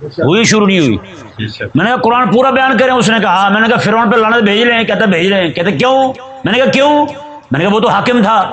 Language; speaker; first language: Urdu; non-native, local second language; Punjabi